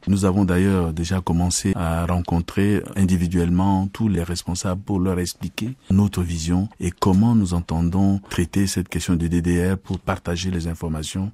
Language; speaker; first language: French; non-native, local second language; Sango